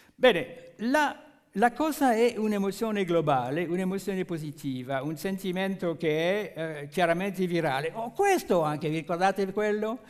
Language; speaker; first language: Italian; non-native, fluent; French